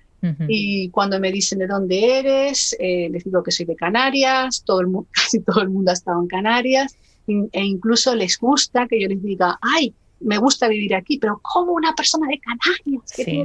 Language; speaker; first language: Spanish; native; Spanish